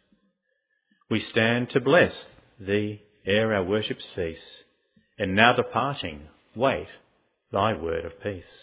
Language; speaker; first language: English; native; English